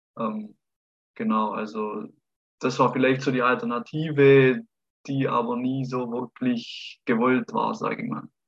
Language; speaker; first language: German; native; German